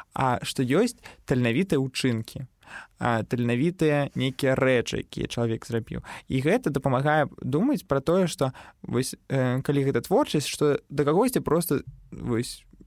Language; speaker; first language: Belarusian; non-native, local second language; Russian